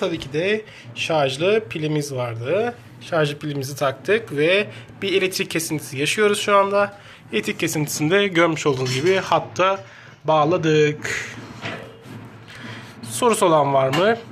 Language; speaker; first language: Turkish; native; Turkish